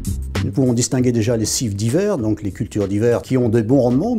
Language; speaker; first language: French; native; French